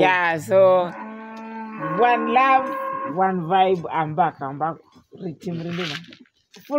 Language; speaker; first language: English; non-native, learner; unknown